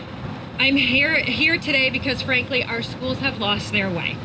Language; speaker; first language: English; native; English